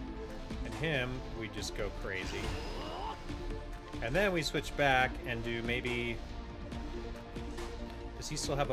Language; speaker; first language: English; native; English